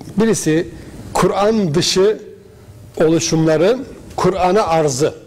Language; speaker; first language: Turkish; native; Turkish